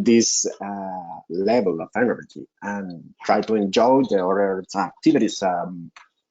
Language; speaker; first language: English; non-native, local second language; Spanish